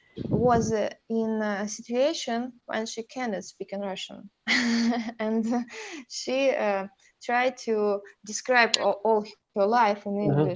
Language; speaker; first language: English; non-native, learner; Russian